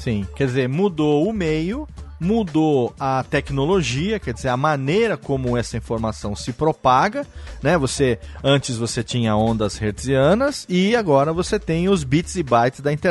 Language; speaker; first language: Portuguese; native; Portuguese